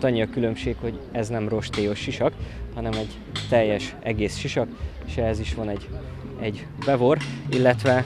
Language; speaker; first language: Hungarian; native; Hungarian